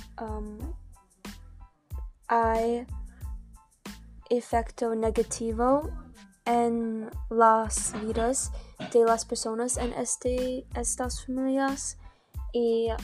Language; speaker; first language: Spanish; non-native, learner; English